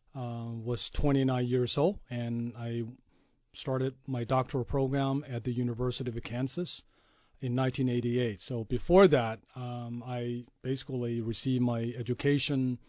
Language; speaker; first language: English; non-native, fluent; Chinese